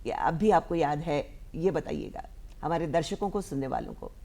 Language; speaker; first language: Hindi; non-native, local second language; Marathi